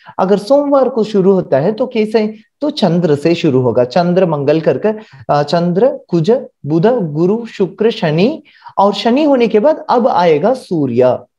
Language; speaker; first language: Hindi; non-native, local second language; Marathi